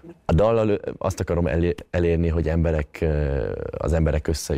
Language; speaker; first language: Hungarian; early bilingual, heritage; Hungarian